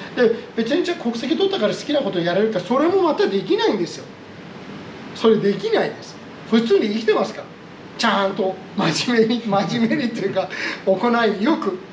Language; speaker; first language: Japanese; non-native, fluent; Persian